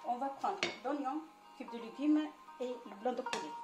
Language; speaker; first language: French; non-native, local second language; Arabic